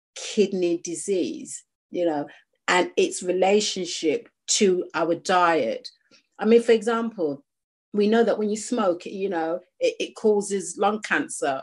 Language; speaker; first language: English; native; English